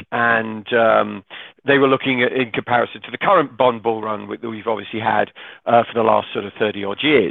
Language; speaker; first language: English; native; English